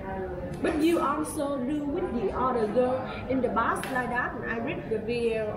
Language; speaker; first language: English; non-native, learner; Vietnamese